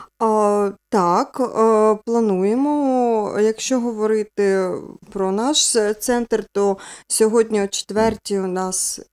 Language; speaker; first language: Ukrainian; native; Ukrainian